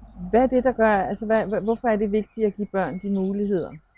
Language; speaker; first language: Danish; native; Danish